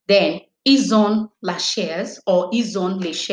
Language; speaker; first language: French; non-native, fluent; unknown